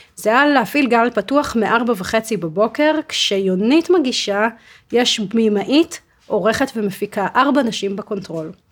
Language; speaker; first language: Hebrew; native; Hebrew